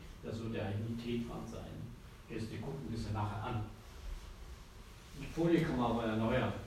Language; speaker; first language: German; native; German